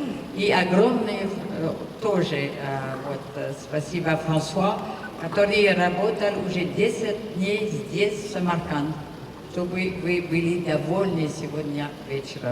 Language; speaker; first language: Russian; non-native, fluent; French